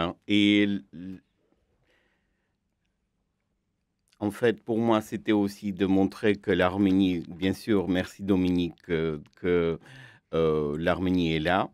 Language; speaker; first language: French; non-native, fluent; Armenian